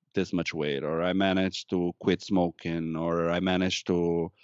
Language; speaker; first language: English; non-native, fluent; Romanian